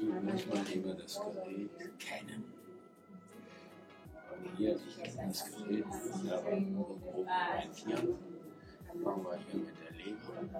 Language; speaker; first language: German; non-native, learner; French